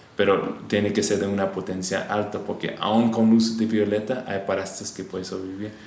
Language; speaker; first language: Spanish; non-native, fluent; English